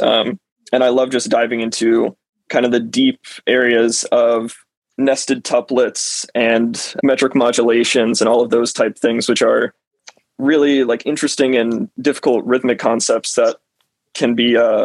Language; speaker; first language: English; native; English